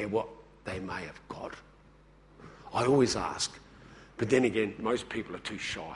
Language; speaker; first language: English; native; English